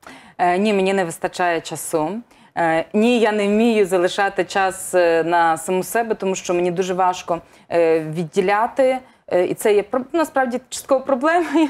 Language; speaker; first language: Ukrainian; native; Ukrainian